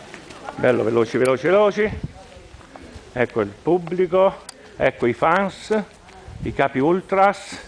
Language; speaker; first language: Italian; native; Italian